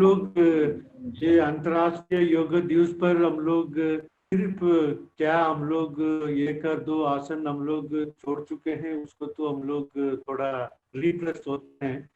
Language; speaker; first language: Hindi; non-native, local second language; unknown